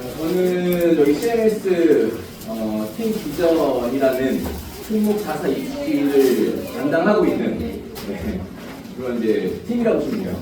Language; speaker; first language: Korean; native; Korean